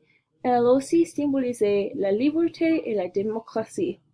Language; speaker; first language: French; non-native, learner; English